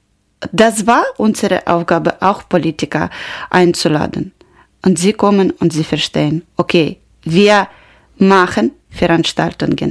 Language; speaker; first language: German; non-native, learner; Ukrainian